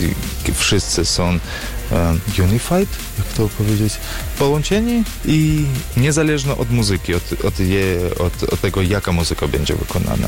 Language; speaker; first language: Polish; non-native, learner; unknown